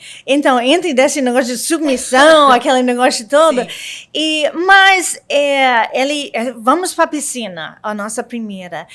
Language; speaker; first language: Portuguese; non-native, learner; English